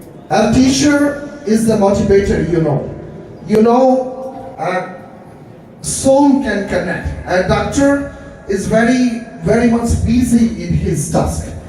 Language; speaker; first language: English; non-native, local second language; Bangla